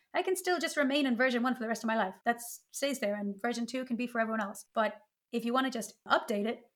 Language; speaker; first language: English; native; English